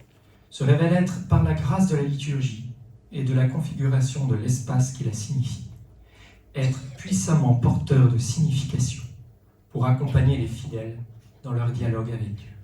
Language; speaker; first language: French; native; French